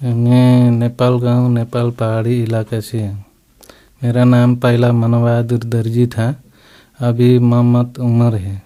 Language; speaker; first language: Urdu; non-native, learner; Nepali